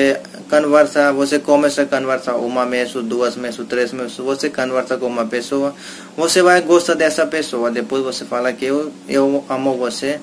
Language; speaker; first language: Portuguese; non-native, learner; Hindi